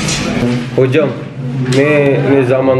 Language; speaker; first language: Turkish; non-native, learner; Indonesian